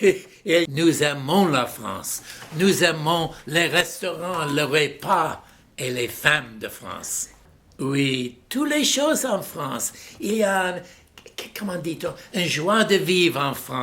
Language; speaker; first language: French; non-native, fluent; English